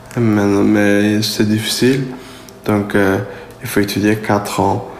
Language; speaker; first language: French; non-native, learner; Persian